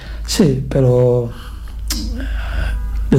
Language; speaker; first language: Catalan; non-native, fluent; Fula